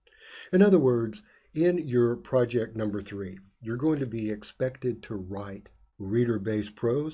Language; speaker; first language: English; native; English